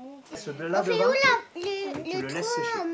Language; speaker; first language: French; native; French